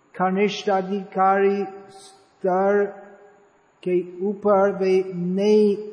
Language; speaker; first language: Hindi; non-native, fluent; English